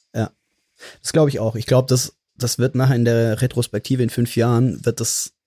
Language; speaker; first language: German; native; German